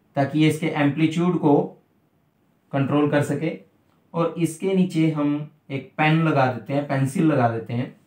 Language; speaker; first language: Hindi; native; Hindi